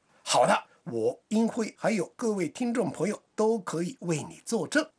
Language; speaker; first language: Chinese; non-native, fluent; Japanese